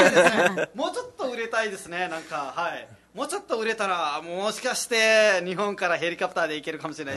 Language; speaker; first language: Japanese; non-native, fluent; Nepali